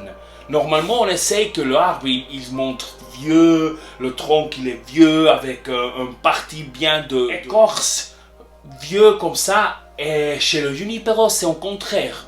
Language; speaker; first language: French; non-native, learner; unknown